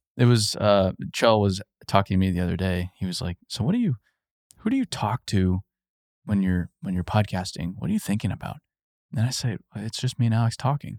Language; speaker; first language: English; native; English